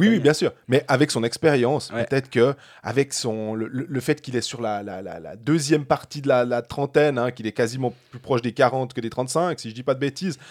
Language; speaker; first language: French; native; French